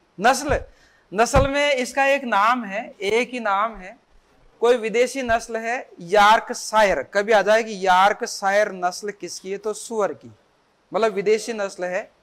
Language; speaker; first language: Hindi; native; Hindi